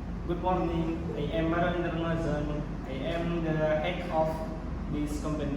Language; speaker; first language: English; non-native, learner; Indonesian